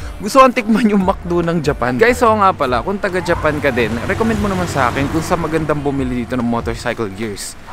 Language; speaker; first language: Filipino; native; Filipino